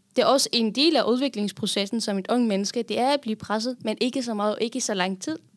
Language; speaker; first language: Danish; non-native, fluent; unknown